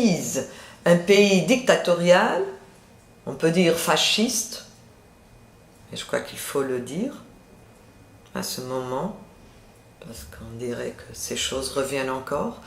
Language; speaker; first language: French; non-native, fluent; Portuguese